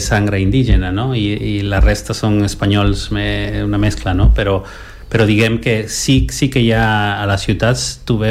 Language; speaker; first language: Catalan; non-native, fluent; Spanish